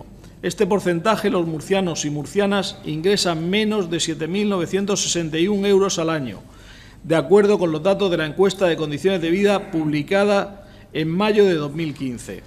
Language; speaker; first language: Spanish; native; Spanish